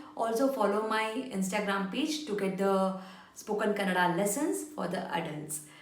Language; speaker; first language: English; non-native, local second language; Kannada